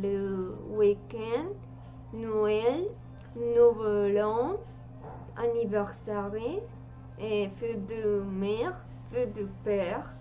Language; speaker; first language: French; non-native, learner; Spanish